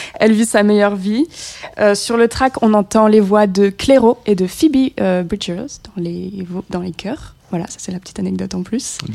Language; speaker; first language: French; native; French